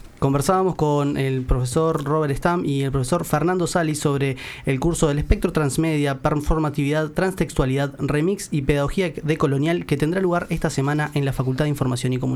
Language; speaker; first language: Spanish; native; Spanish